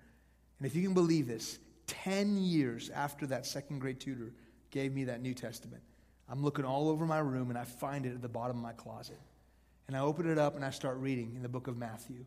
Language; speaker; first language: English; native; English